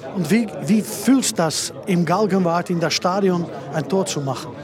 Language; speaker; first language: German; non-native, learner; Dutch